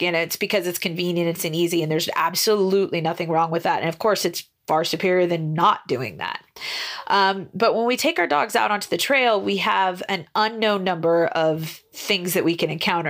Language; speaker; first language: English; native; English